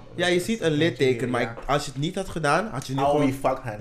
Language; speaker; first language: Dutch; native; Dutch